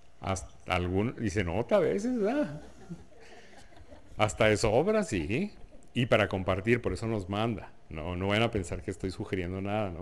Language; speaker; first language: Spanish; native; Spanish